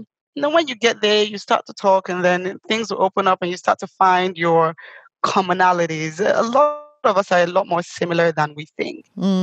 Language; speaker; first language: English; native; English